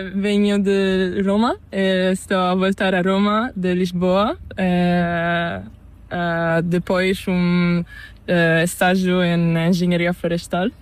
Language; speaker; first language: Spanish; non-native, learner; Italian